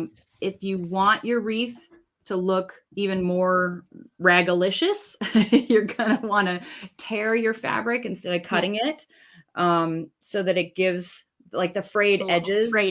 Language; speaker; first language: English; native; English